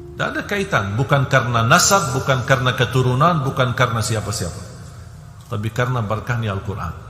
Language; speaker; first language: Indonesian; non-native, fluent; Arabic